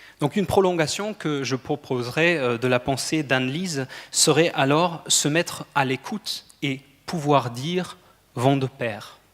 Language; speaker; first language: French; non-native, fluent; German